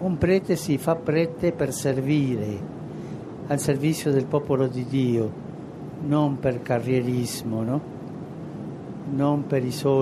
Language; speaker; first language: Italian; non-native, fluent; Spanish